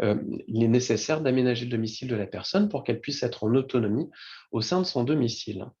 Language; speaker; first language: French; native; French